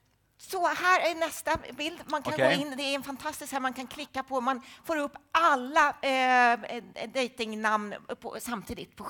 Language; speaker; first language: Swedish; native; Swedish